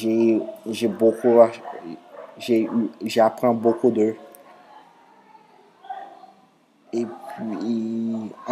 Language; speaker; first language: French; non-native, local second language; Haitian Creole